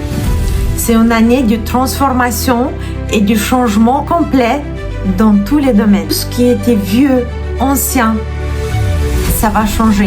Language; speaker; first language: French; non-native, fluent; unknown